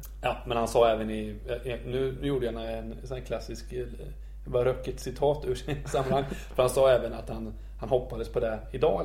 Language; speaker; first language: Swedish; native; Swedish